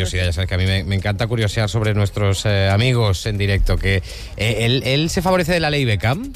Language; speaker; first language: Spanish; native; Spanish